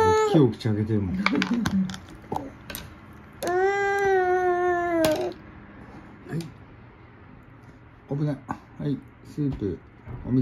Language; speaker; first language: Japanese; native; Japanese